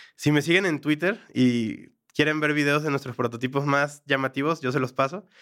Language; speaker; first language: Spanish; native; Spanish